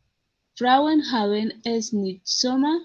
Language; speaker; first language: German; non-native, learner; Spanish